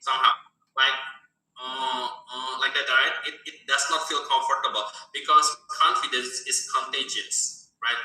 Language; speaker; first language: English; non-native, fluent; Indonesian